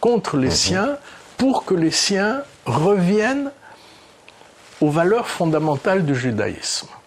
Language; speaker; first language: French; early bilingual, other home language; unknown